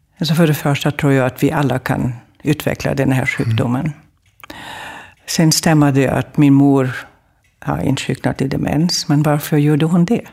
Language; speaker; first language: Swedish; non-native, fluent; German